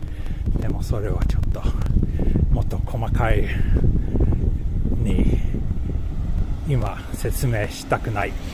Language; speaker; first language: Japanese; non-native, learner; Swedish